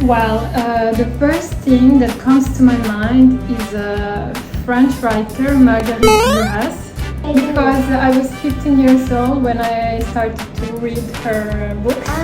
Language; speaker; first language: English; non-native, fluent; Serbian